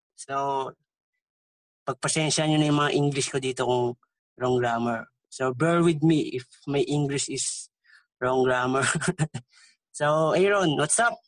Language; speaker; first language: English; non-native, local second language; Filipino